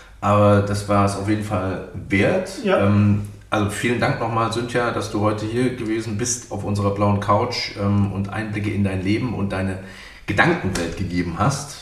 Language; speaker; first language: German; native; German